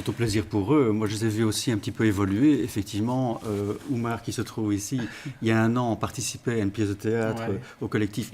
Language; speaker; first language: French; native; French